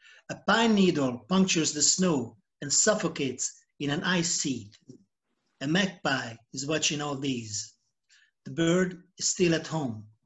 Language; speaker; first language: English; non-native, fluent; Hungarian